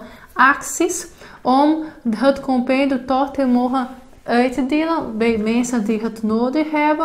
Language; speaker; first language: Dutch; non-native, fluent; Portuguese